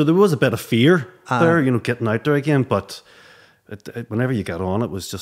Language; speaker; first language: English; native; English